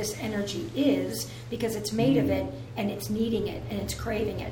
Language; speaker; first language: English; native; English